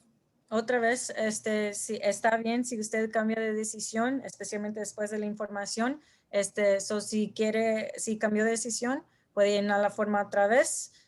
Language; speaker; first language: Spanish; early bilingual, heritage; Spanish